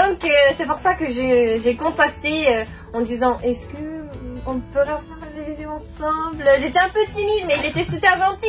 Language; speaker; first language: French; non-native, fluent; Japanese